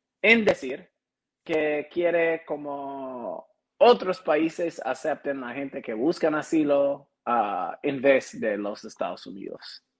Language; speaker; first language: Spanish; non-native, learner; English